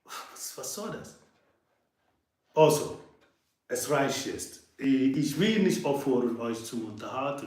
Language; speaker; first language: German; non-native, fluent; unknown